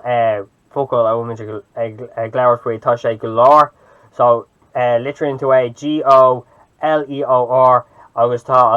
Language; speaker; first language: Irish; non-native, local second language; English